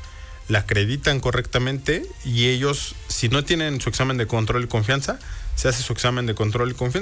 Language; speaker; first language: Spanish; native; Spanish